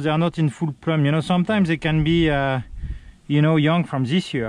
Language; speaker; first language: English; non-native, fluent; French